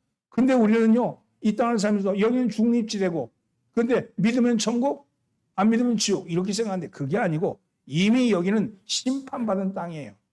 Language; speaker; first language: Korean; native; Korean